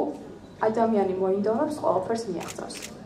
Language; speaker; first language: Chinese; non-native, learner; Georgian